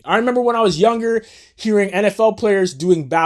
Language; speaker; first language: English; native; English